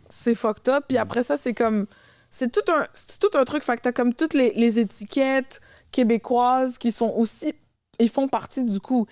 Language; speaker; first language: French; native; French